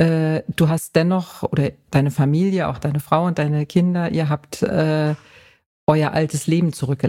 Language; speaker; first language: German; native; German